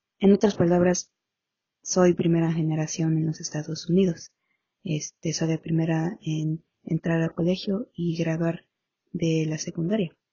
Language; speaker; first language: Spanish; early bilingual, heritage; Spanish